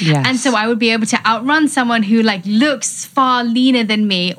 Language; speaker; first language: English; native; English